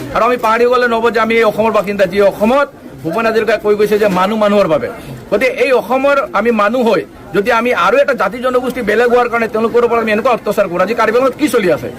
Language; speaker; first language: Assamese; non-native, local second language; Bangla